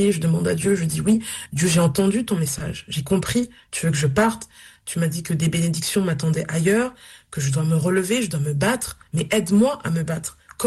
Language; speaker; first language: French; native; French